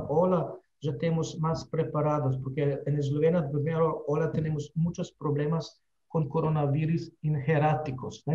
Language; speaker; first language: Spanish; non-native, fluent; Slovenian